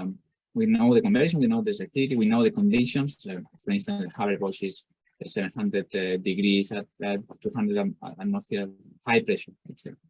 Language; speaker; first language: English; non-native, fluent; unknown